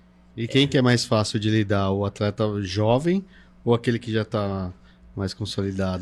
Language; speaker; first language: Portuguese; native; Portuguese